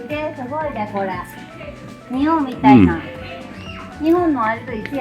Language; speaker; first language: Japanese; native; Japanese